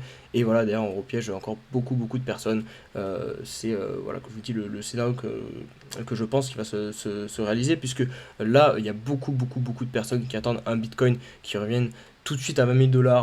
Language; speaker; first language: French; native; French